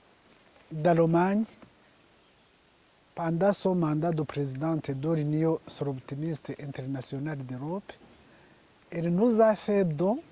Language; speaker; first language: French; non-native, local second language; Kinyarwanda